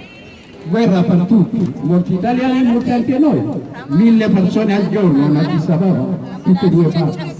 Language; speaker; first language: Italian; non-native, learner; Oromo